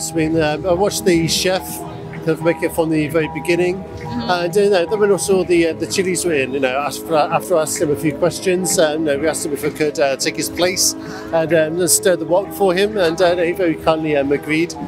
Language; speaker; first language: English; native; English